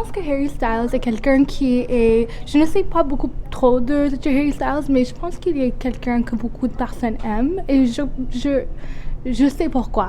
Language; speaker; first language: French; non-native, learner; English